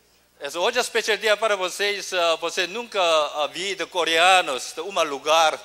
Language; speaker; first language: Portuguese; non-native, learner; Korean